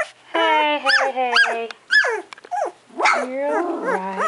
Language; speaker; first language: English; native; English